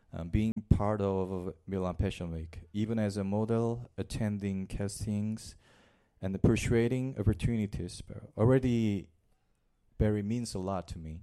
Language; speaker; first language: English; non-native, learner; Korean